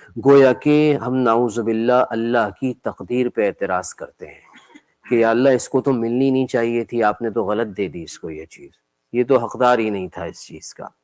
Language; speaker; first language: Urdu; native; Urdu